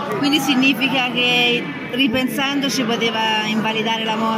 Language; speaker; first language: Italian; native; Italian